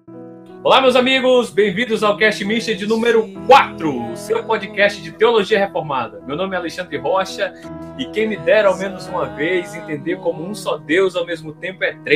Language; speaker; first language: Portuguese; native; Portuguese